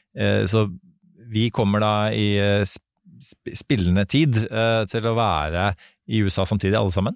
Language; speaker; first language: Norwegian; native; Norwegian